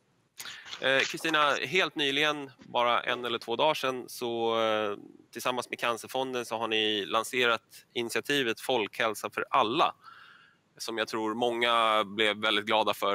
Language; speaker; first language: Swedish; native; Swedish